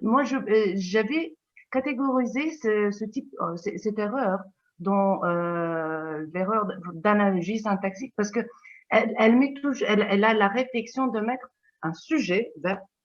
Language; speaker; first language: French; non-native, fluent; Turkish